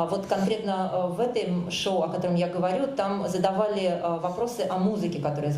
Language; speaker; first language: Russian; native; Russian